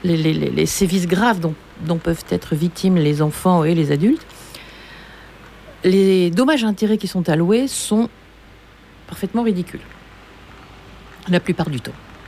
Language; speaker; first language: French; native; French